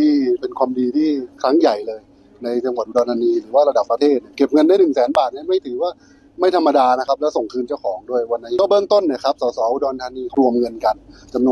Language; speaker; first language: Thai; native; Thai